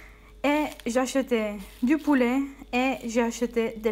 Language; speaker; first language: French; non-native, fluent; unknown